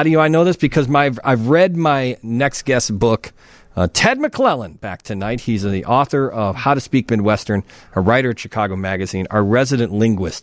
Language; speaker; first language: English; native; English